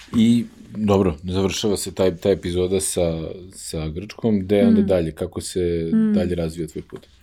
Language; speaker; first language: Serbian; native; Serbian